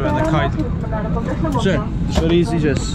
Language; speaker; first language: Turkish; native; Turkish